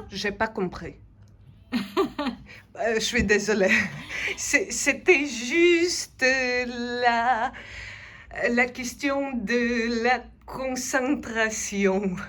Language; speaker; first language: French; non-native, fluent; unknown